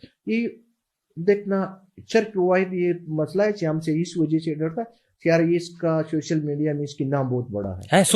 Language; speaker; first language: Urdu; non-native, local second language; Pashto